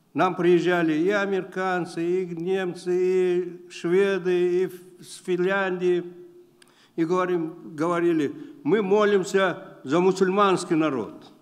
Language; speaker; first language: Russian; non-native, local second language; Uzbek